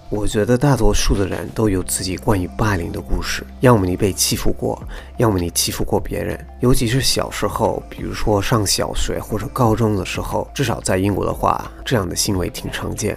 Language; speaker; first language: Chinese; non-native, fluent; English